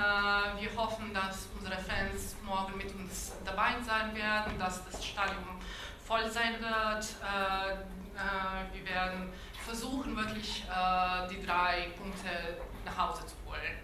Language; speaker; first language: German; non-native, local second language; Bosnian